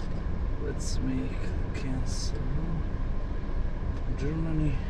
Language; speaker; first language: English; non-native, learner; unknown